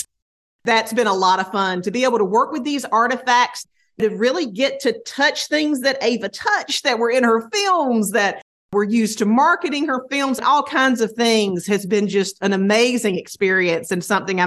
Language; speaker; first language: English; native; English